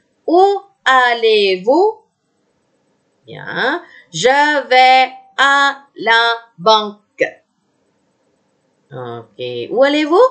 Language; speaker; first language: French; non-native, fluent; Indonesian